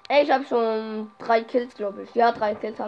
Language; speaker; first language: German; native; German